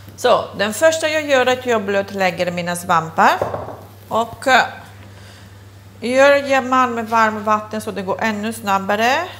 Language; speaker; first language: Swedish; non-native, fluent; Italian